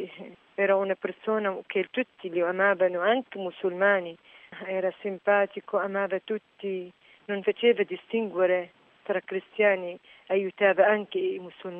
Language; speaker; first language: Italian; non-native, fluent; Arabic